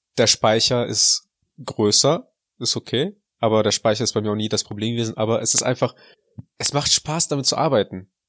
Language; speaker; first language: German; early bilingual, other home language; Russian